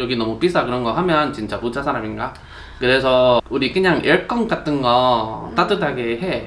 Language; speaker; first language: Korean; non-native, learner; Spanish